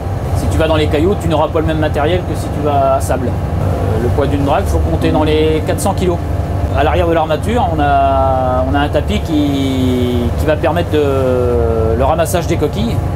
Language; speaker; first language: French; native; French